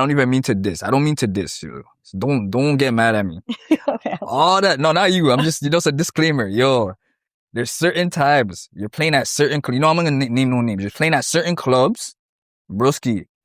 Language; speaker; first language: English; native; English